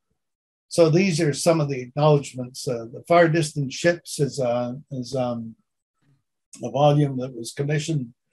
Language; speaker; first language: English; native; English